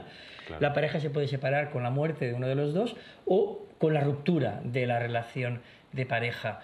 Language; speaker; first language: Spanish; native; Spanish